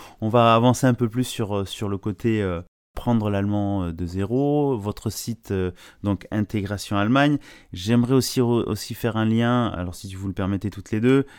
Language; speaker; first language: French; native; French